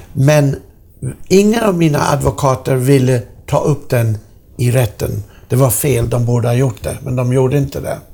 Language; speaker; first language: Swedish; non-native, fluent; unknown